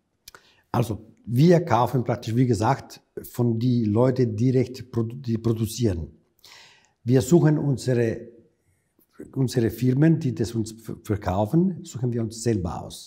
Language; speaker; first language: German; non-native, fluent; Italian